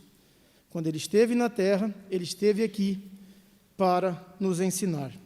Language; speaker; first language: Portuguese; native; Portuguese